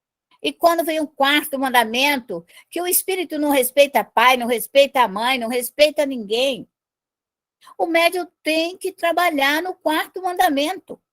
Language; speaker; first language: Portuguese; native; Portuguese